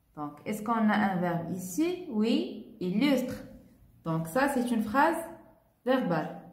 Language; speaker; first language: French; non-native, local second language; Arabic